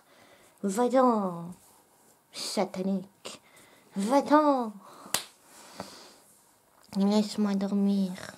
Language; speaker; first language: French; native; French